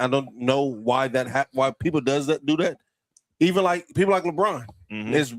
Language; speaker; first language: English; native; English